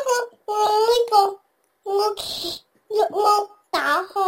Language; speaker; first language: Chinese; early bilingual, heritage; Cantonese